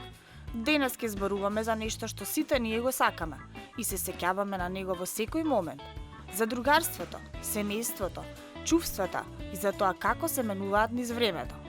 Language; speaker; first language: Macedonian; native; Macedonian